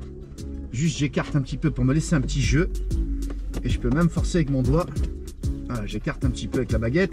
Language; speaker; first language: French; native; French